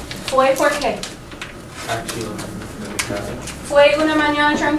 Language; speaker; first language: Spanish; non-native, fluent; English